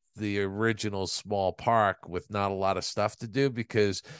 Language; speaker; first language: English; native; English